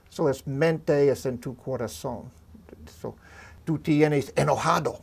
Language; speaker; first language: Spanish; non-native, learner; English